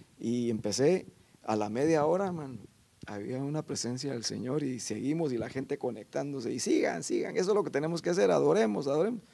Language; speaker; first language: Spanish; native; Spanish